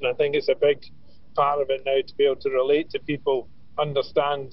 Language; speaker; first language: English; native; English